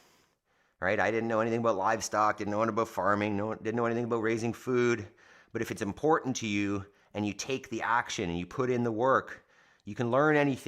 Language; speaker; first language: English; native; English